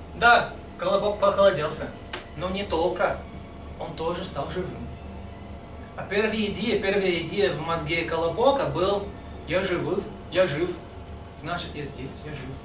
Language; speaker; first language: Russian; non-native, fluent; English